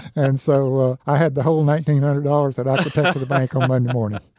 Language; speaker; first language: English; native; English